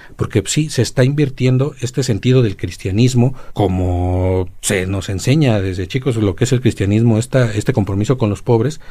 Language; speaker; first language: Spanish; native; Spanish